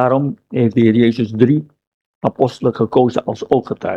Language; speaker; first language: Dutch; non-native, fluent; Indonesian